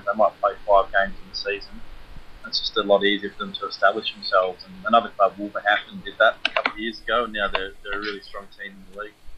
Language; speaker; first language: English; native; English